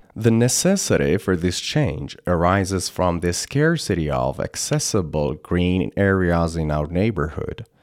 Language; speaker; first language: English; non-native, fluent; Persian